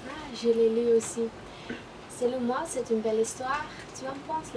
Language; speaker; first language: French; non-native, learner; Dutch